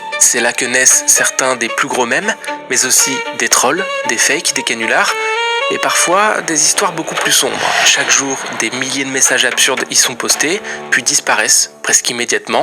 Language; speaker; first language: French; native; French